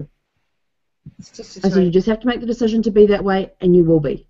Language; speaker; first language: English; native; English